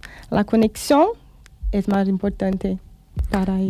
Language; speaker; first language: Spanish; non-native, learner; Portuguese